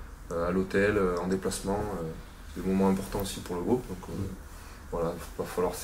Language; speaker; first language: French; native; French